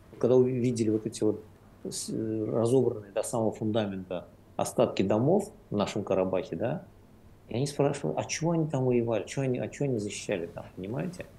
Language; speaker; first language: Russian; non-native, local second language; Azerbaijani